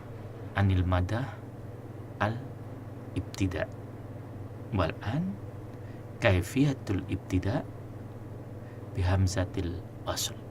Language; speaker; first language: Arabic; non-native, fluent; Indonesian